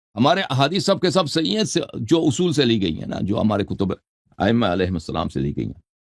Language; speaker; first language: Urdu; non-native, fluent; Persian